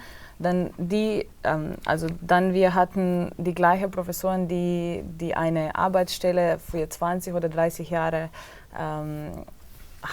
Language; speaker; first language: German; non-native, fluent; Slovenian